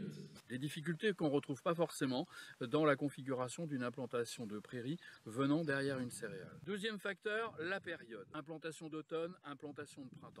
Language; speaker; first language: French; native; French